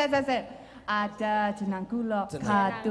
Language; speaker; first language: Indonesian; non-native, fluent; English